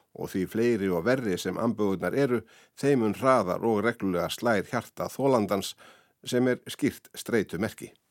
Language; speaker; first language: Icelandic; native; Icelandic